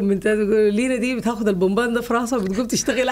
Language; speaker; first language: Arabic; native; Arabic